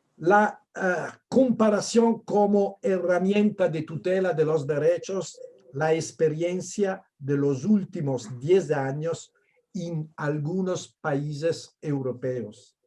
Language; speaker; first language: Spanish; non-native, fluent; Italian